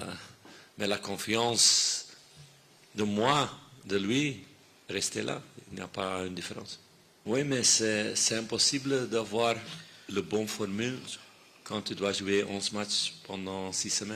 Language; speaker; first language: French; non-native, fluent; Dutch